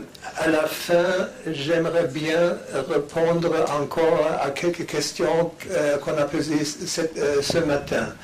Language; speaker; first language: French; non-native, fluent; German